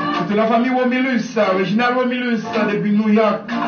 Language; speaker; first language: French; native; French